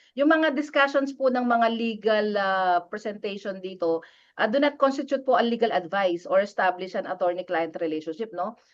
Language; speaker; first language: Filipino; non-native, local second language; Pampanga